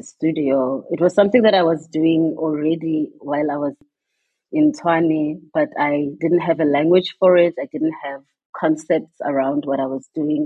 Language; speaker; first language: English; non-native, local second language; Tswana